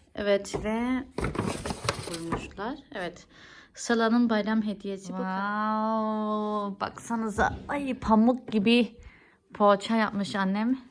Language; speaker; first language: Turkish; early bilingual, heritage; Turkish